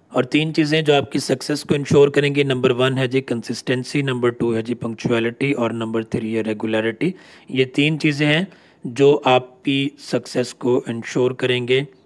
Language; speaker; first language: Urdu; non-native, local second language; Punjabi